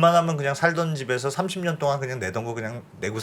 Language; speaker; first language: Korean; native; Korean